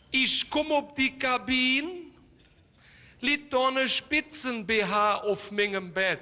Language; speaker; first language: German; native; German